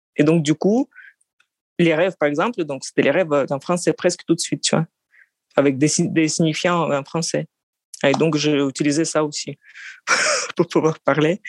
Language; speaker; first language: French; non-native, fluent; Russian